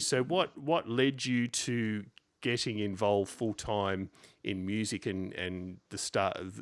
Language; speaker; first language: English; native; English